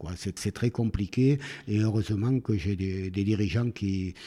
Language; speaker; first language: French; native; French